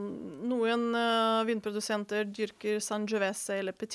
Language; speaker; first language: Norwegian; non-native, fluent; Ukrainian